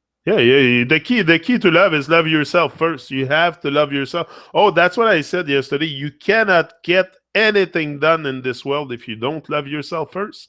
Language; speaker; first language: English; non-native, fluent; French